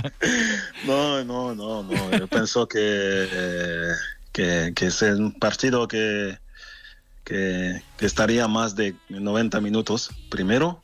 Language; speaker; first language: Spanish; non-native, fluent; French